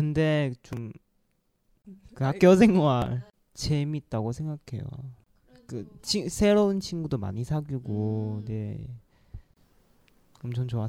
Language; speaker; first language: Korean; non-native, local second language; Chinese